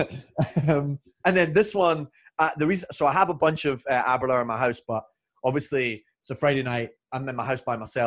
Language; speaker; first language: English; native; English